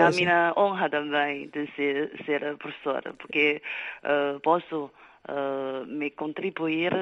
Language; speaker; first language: Portuguese; non-native, fluent; Chinese